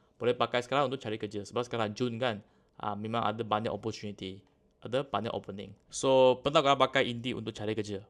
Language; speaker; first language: Malay; native; Malay